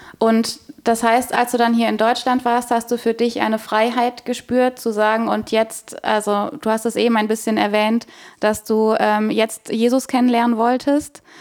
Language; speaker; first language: German; native; German